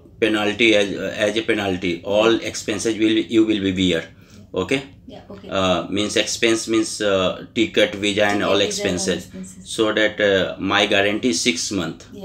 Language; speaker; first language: English; non-native, learner; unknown